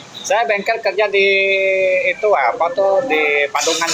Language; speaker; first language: Indonesian; non-native, learner; Vietnamese